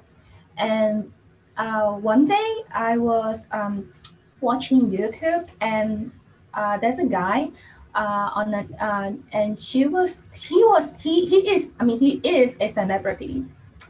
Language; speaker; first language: English; non-native, local second language; Cantonese